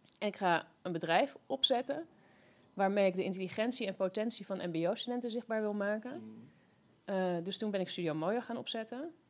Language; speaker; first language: Dutch; native; Dutch